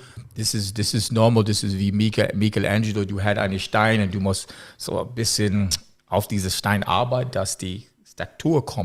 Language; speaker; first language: German; non-native, learner; English